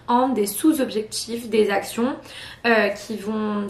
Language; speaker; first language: French; native; French